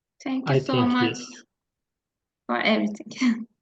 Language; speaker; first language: English; non-native, learner; Turkish